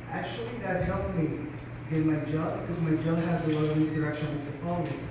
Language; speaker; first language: English; non-native, fluent; Spanish